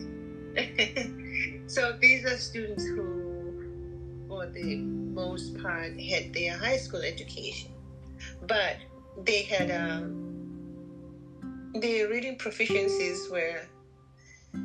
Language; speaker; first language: English; non-native, local second language; Zulu